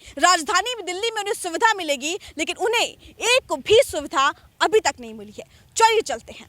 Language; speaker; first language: Hindi; native; Hindi